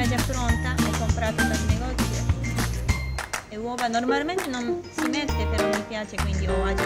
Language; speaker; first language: Italian; non-native, learner; Japanese